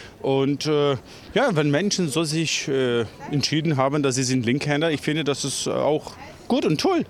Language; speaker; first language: German; non-native, learner; Ukrainian